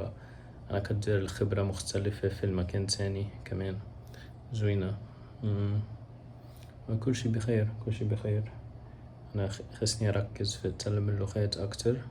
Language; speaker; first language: Arabic; non-native, learner; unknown